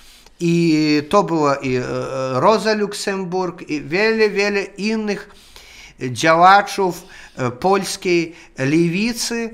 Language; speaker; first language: Polish; non-native, learner; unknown